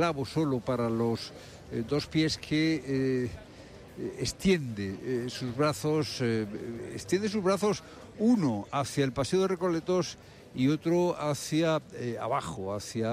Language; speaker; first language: Spanish; native; Spanish